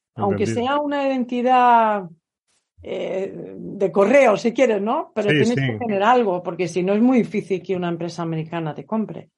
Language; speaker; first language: Spanish; non-native, fluent; Swedish